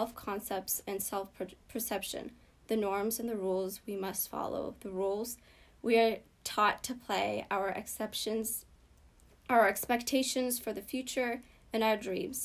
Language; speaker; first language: English; early bilingual, other home language; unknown